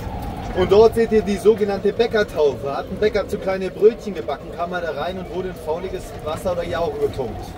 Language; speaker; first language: German; native; German